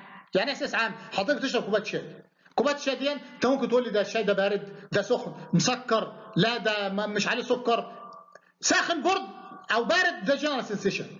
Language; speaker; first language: Arabic; native; Arabic